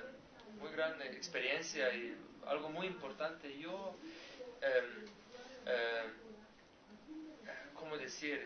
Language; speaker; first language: Spanish; non-native, learner; Slovenian